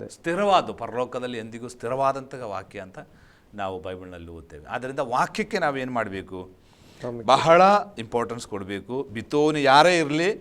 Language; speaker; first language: Kannada; non-native, local second language; Malayalam